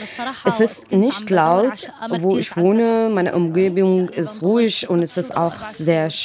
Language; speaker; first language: German; non-native, learner; Arabic